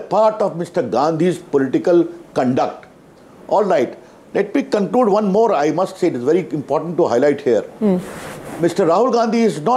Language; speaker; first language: English; non-native, local second language; Hindi